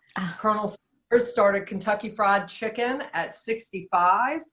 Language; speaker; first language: English; native; English